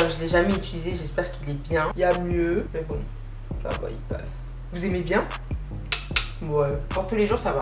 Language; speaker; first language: French; native; French